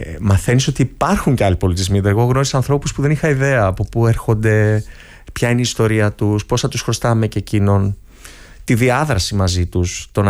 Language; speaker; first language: Greek; native; Greek